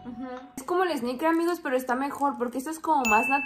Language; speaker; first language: Spanish; native; Spanish